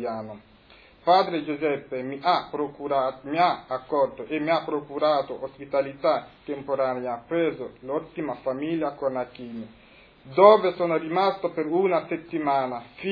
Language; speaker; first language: Italian; non-native, fluent; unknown